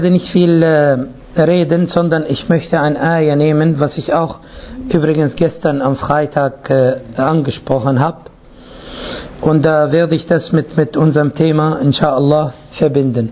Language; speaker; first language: German; non-native, fluent; Arabic